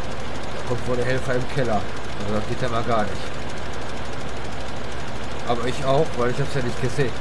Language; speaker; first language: German; native; German